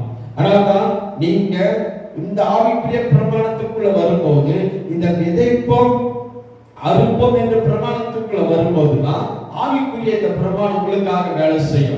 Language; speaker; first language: Tamil; native; Tamil